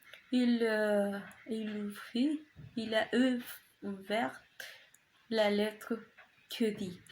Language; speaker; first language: French; non-native, learner; Spanish